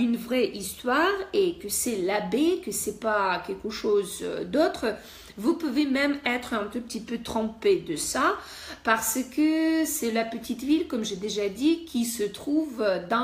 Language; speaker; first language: French; non-native, fluent; Russian